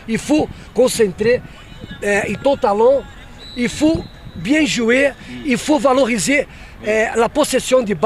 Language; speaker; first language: French; non-native, fluent; Portuguese